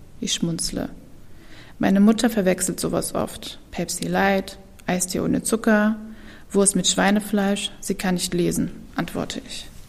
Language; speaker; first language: German; early bilingual, other home language; Kurdish